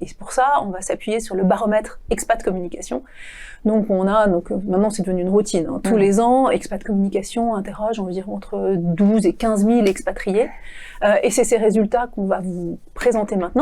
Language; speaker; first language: French; native; French